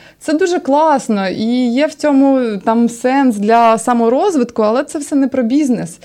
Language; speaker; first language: Ukrainian; native; Ukrainian